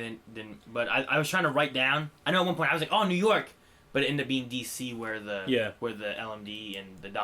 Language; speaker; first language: English; native; English